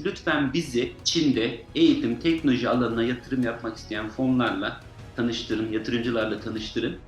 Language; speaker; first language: Turkish; native; Turkish